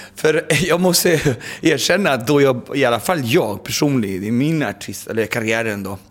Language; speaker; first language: Swedish; early bilingual, other home language; Spanish